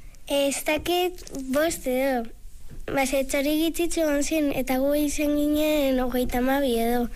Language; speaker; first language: Basque; native; Basque